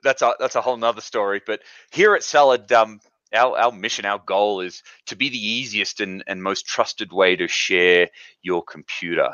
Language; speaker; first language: English; native; English